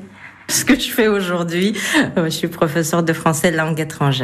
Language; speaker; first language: French; non-native, fluent; Russian